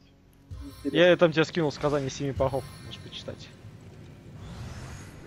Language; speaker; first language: Russian; native; Russian